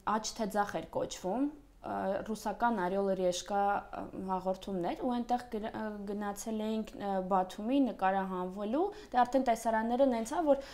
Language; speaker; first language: Armenian; early bilingual, other home language; Russian